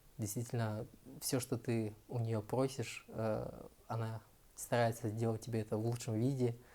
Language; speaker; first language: Russian; early bilingual, other home language; Tajik